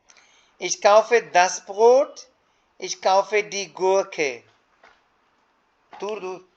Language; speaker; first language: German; non-native, fluent; Hindi